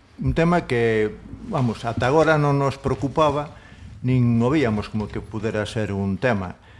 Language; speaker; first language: Galician; non-native, local second language; Spanish